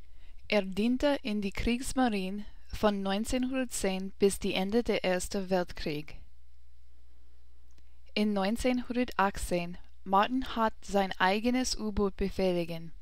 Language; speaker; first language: German; non-native, learner; English